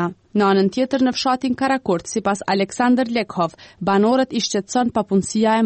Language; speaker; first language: Albanian; native; Albanian